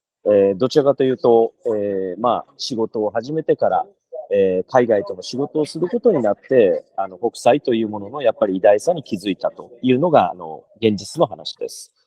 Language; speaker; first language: Japanese; native; Japanese